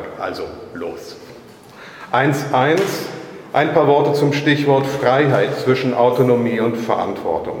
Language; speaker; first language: German; native; German